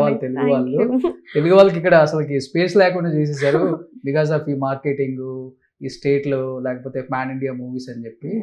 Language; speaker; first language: Telugu; native; Telugu